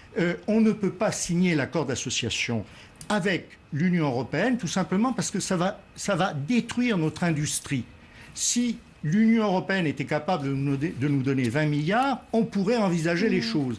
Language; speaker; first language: French; native; French